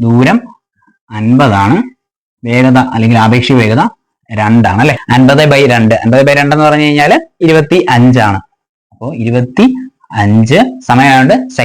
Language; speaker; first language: Malayalam; native; Malayalam